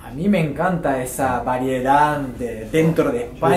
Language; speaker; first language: Spanish; non-native, fluent; Japanese